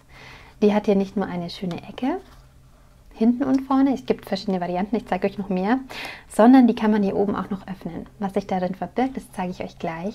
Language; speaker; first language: German; native; German